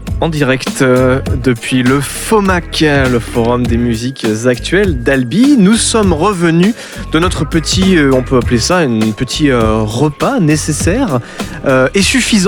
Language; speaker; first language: French; native; French